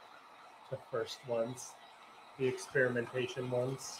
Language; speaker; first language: English; native; English